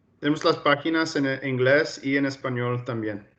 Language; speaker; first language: Spanish; early bilingual, heritage; Spanish